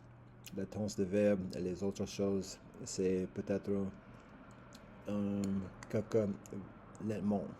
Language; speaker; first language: French; non-native, learner; English